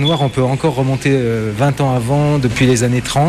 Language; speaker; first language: French; native; French